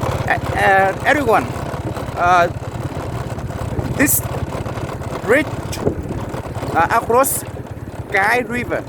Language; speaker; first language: English; non-native, learner; Vietnamese